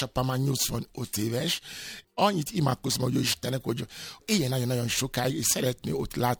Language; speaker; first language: Hungarian; non-native, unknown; Yoruba